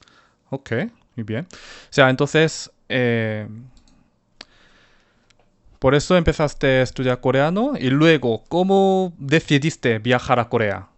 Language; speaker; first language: Spanish; non-native, fluent; Korean